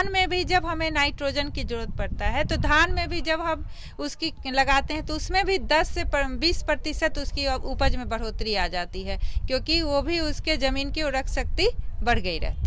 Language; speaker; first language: Hindi; native; Hindi